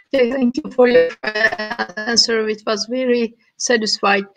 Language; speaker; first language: English; non-native, fluent; Turkish